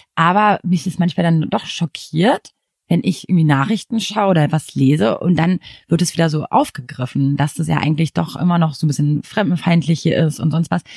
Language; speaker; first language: German; native; German